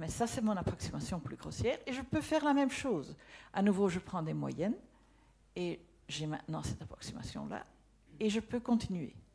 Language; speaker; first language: French; non-native, local second language; Dutch